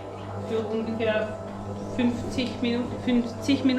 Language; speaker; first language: German; non-native, learner; French